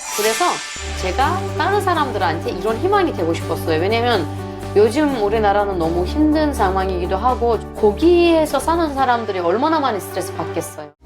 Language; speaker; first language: Korean; non-native, fluent; Turkish